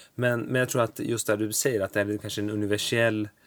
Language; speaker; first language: Swedish; non-native, local second language; Kurdish